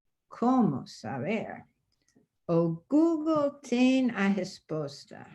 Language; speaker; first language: Portuguese; non-native, fluent; English